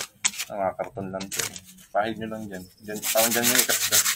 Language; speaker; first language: Filipino; native; Filipino